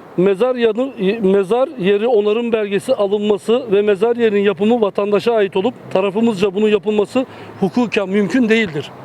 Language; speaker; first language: Turkish; native; Turkish